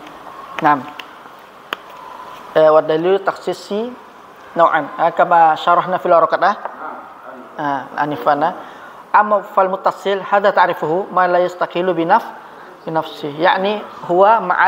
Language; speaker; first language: Arabic; non-native, fluent; Indonesian